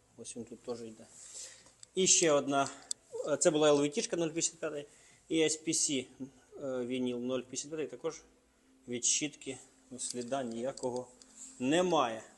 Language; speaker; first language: Ukrainian; non-native, local second language; Russian